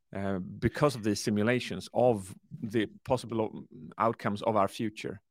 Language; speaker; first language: English; early bilingual, other home language; Swedish